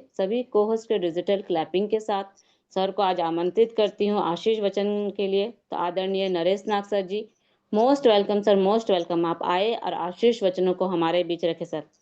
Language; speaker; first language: Hindi; native; Hindi